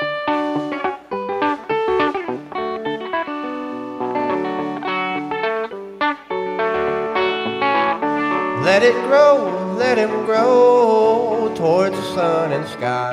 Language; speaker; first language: English; native; English